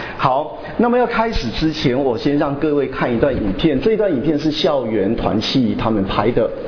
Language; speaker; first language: Chinese; native; Chinese